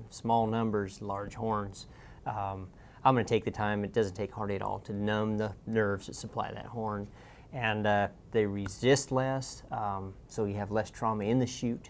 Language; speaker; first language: English; native; English